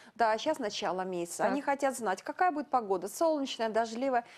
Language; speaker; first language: Russian; native; Russian